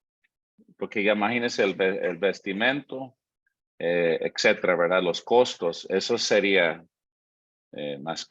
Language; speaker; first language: Spanish; non-native, fluent; English